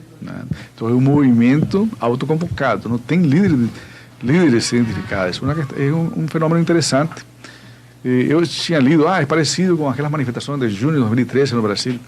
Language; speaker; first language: Portuguese; non-native, fluent; Spanish